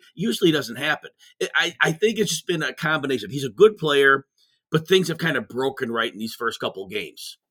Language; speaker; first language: English; native; English